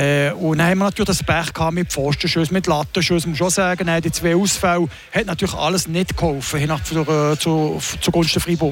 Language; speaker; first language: German; native; German